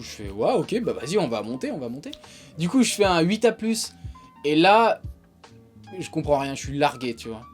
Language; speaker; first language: French; native; French